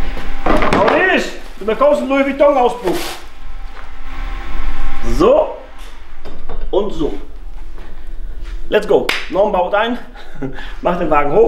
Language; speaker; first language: German; native; German